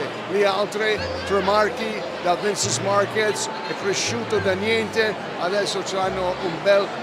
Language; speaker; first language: Italian; early bilingual, heritage; Italian